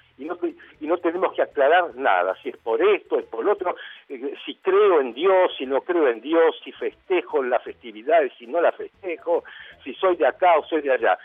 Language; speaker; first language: Spanish; early bilingual, other home language; Hungarian